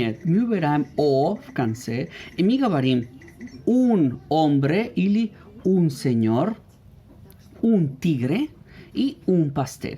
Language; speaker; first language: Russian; non-native, fluent; Spanish